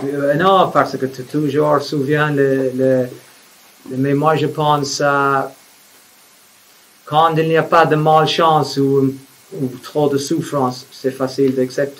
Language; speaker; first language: French; non-native, fluent; English